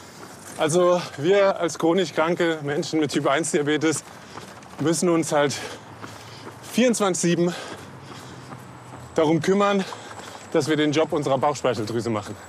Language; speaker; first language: German; native; German